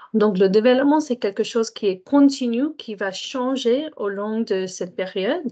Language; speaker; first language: French; non-native, fluent; English